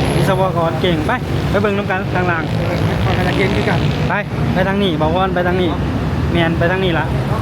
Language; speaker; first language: Thai; native; Thai